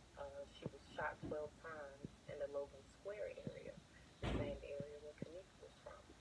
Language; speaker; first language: English; native; English